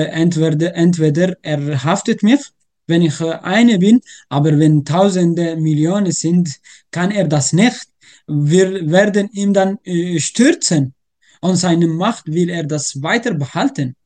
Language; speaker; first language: German; non-native, learner; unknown